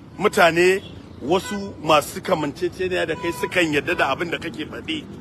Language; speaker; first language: Hausa; native; Hausa